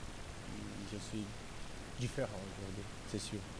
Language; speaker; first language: French; non-native, learner; Portuguese